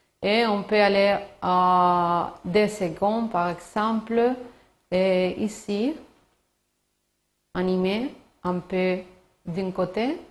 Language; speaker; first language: French; non-native, learner; Spanish